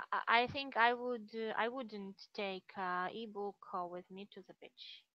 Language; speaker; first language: English; non-native, fluent; Russian